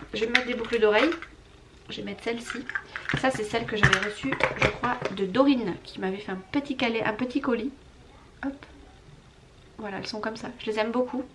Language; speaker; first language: French; native; French